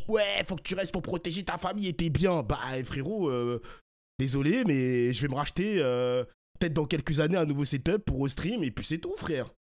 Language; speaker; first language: French; early bilingual, other home language; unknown